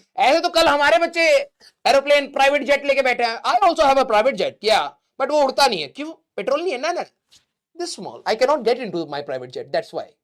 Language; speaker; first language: Hindi; native; Hindi